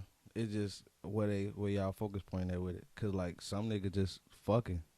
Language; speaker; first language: English; native; English